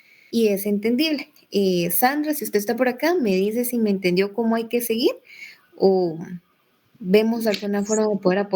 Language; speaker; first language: Spanish; native; Spanish